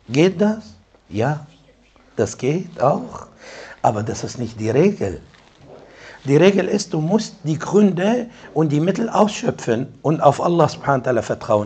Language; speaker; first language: German; non-native, fluent; Arabic